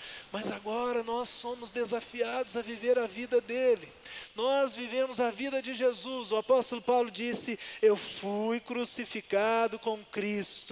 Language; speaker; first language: Portuguese; native; Portuguese